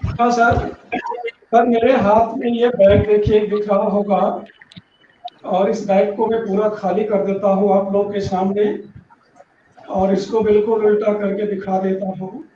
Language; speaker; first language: Hindi; native; Hindi